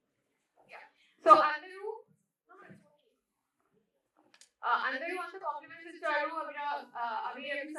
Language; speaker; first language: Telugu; non-native, learner; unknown